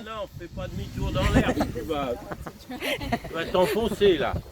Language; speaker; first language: French; native; French